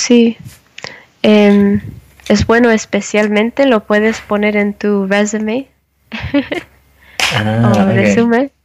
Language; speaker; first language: Spanish; non-native, learner; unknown